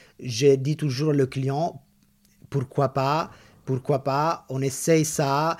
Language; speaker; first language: French; non-native, fluent; Italian